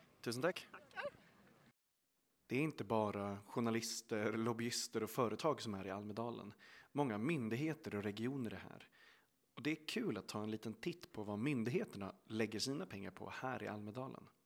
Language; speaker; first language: Swedish; native; Swedish